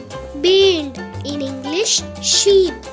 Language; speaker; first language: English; non-native, local second language; Hindi